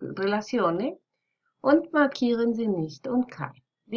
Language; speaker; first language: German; non-native, fluent; Spanish